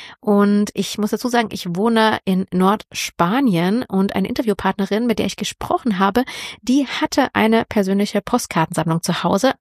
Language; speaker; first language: German; native; German